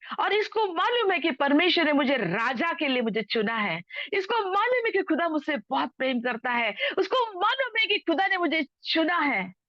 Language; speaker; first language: Hindi; non-native, local second language; Telugu